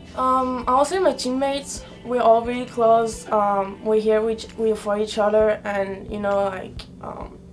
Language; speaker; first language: English; non-native, fluent; French